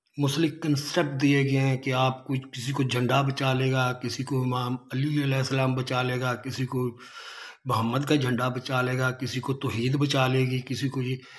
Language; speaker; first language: Urdu; native; Urdu